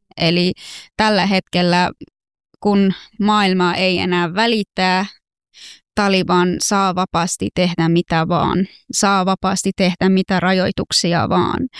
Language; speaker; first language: Finnish; non-native, fluent; Persian